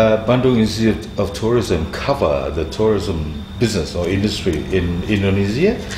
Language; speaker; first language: English; non-native, fluent; Thai